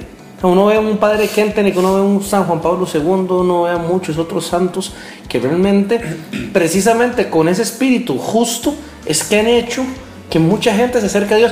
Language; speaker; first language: Spanish; native; Spanish